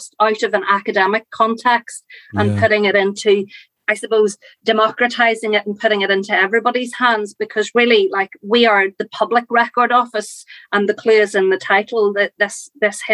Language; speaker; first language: English; native; English